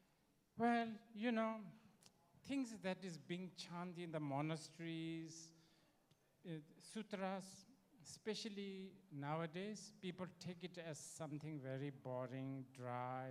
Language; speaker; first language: English; non-native, learner; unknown